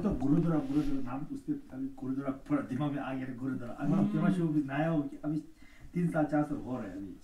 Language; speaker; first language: Hindi; non-native, local second language; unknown